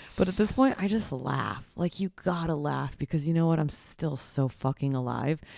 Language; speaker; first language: English; early bilingual, other home language; Polish